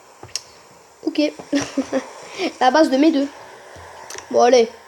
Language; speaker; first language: French; native; French